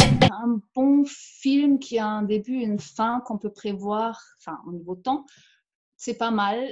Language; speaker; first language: French; non-native, fluent; German